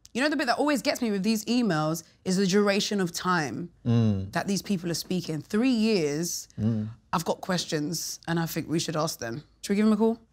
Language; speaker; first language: English; native; English